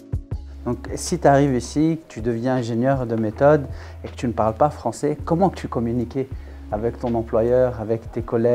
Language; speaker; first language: French; native; French